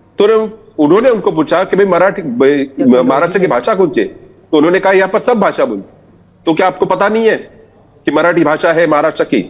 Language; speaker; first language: Hindi; non-native, local second language; Marathi